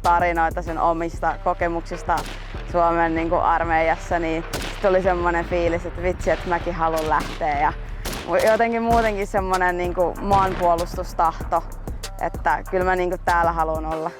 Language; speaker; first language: Finnish; native; Finnish